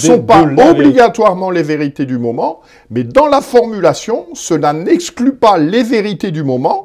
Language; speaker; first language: French; native; French